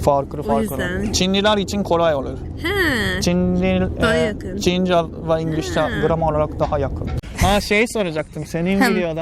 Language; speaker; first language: Turkish; non-native, learner; Japanese